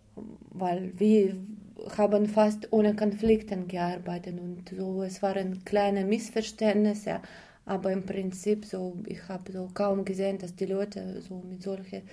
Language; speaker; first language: German; non-native, learner; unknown